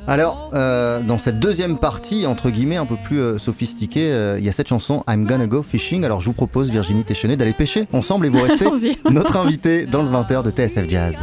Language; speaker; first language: French; native; French